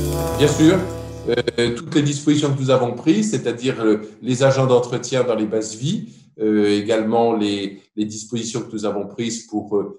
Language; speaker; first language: French; native; French